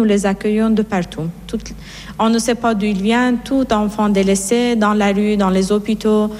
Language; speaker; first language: French; non-native, fluent; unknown